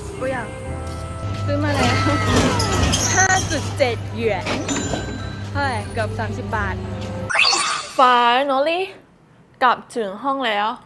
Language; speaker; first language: Thai; native; Thai